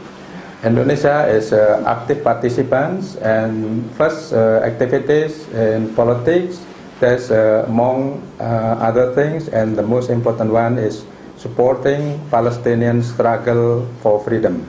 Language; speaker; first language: English; non-native, fluent; Indonesian